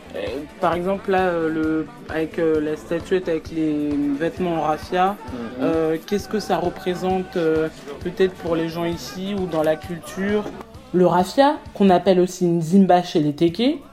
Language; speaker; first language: French; native; French